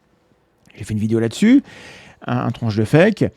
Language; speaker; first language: French; native; French